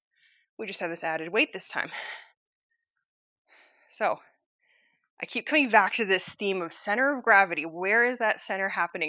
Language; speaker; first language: English; native; English